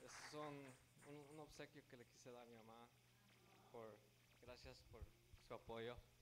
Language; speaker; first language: Spanish; early bilingual, heritage; Spanish